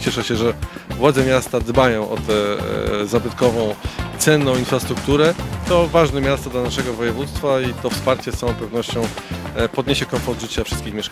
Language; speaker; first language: Polish; native; Polish